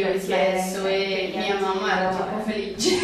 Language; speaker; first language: Italian; non-native, learner; Portuguese